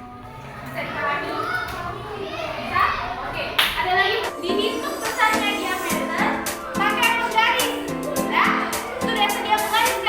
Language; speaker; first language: Indonesian; native; Indonesian